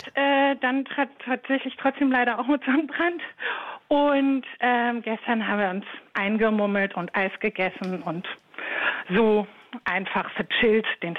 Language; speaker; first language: German; native; German